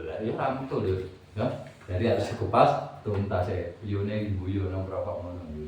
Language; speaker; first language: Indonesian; non-native, local second language; Javanese